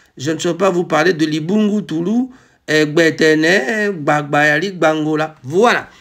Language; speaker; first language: French; non-native, local second language; Lingala